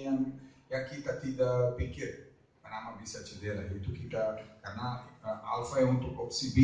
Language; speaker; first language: Indonesian; non-native, fluent; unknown